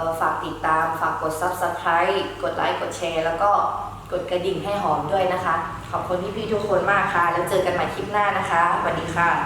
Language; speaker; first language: Thai; early bilingual, other home language; Shan